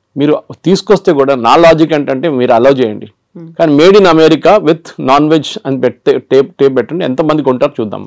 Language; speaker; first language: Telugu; non-native, local second language; Malayalam